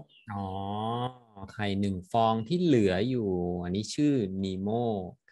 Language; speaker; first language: Thai; native; Thai